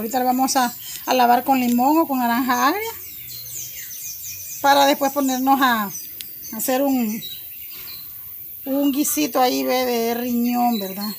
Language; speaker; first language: Spanish; native; Spanish